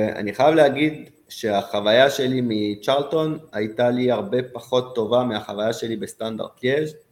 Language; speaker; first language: Hebrew; non-native, fluent; French